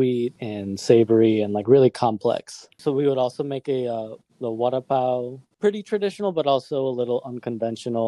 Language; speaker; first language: English; native; English